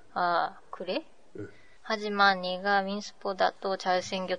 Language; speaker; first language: Korean; non-native, learner; Japanese